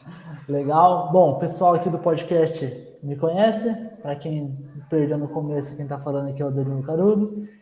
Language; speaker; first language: Portuguese; native; Portuguese